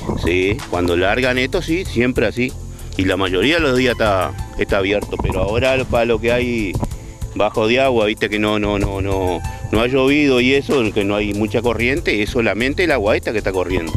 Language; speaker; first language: Spanish; native; Spanish